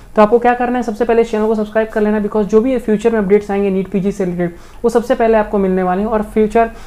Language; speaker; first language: Hindi; native; Hindi